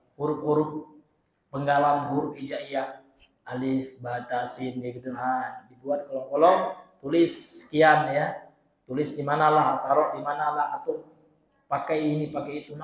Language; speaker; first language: Indonesian; non-native, local second language; Minangkabau